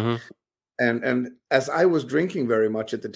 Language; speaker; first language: English; non-native, fluent; Swedish